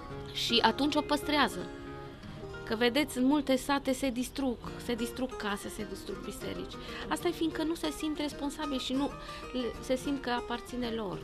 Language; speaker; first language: Romanian; non-native, local second language; German